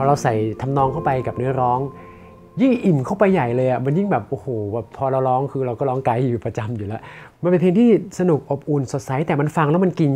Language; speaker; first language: Thai; native; Thai